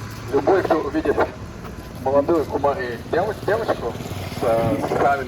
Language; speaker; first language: Russian; native; Russian